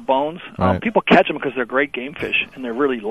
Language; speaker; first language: English; native; English